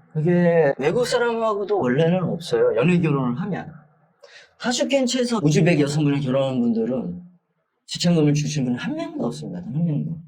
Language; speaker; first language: Korean; native; Korean